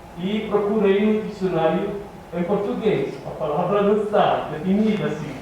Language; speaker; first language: Portuguese; non-native, fluent; Spanish